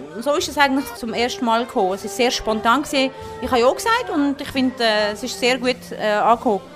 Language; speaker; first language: German; non-native, fluent; Turkish